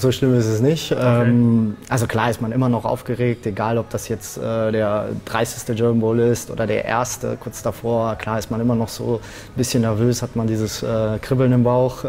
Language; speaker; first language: German; native; German